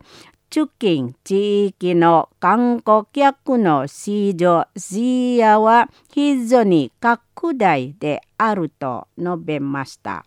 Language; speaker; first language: Japanese; non-native, learner; Indonesian